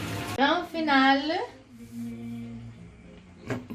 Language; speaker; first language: French; non-native, learner; Portuguese